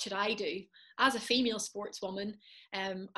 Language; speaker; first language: English; native; English